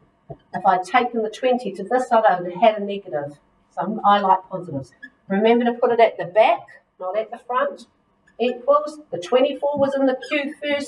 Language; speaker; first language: English; native; English